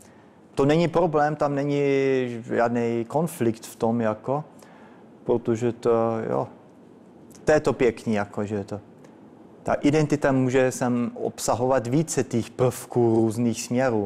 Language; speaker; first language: Czech; early bilingual, heritage; Czech